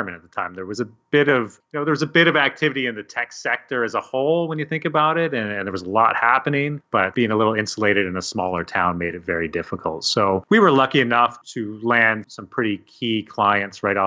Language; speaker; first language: English; native; English